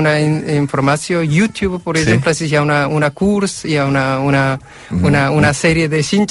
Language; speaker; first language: Catalan; non-native, learner; Korean